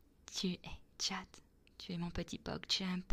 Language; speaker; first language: French; non-native, fluent; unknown